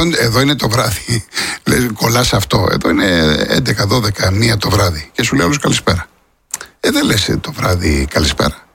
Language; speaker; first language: Greek; native; Greek